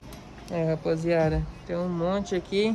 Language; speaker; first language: Portuguese; native; Portuguese